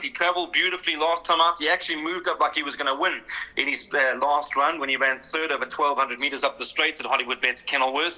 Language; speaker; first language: English; native; English